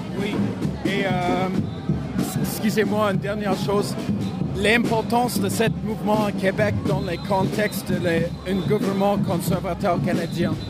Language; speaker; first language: French; non-native, learner; English